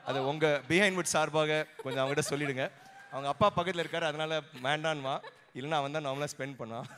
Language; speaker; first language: Tamil; native; Tamil